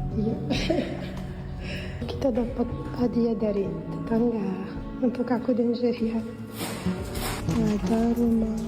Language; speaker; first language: Indonesian; non-native, fluent; French